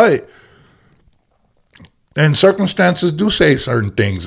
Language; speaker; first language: English; native; English